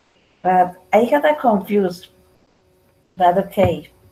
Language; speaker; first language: English; non-native, learner; Spanish